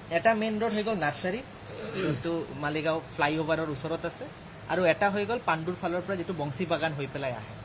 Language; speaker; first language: Assamese; native; Assamese